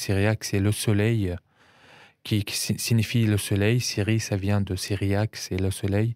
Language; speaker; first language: French; non-native, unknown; Arabic